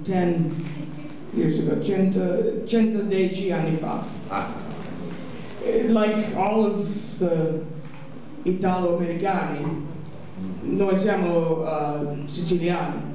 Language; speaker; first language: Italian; non-native, learner; English